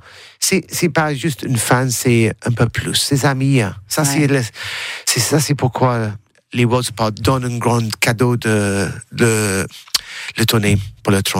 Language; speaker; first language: French; non-native, learner; English